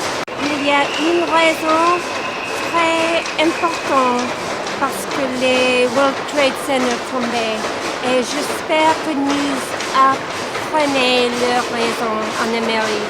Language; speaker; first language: French; non-native, learner; English